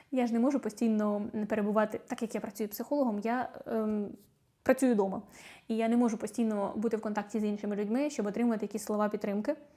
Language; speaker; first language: Ukrainian; native; Ukrainian